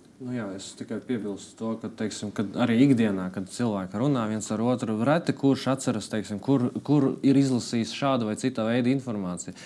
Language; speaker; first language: Latvian; non-native, local second language; Russian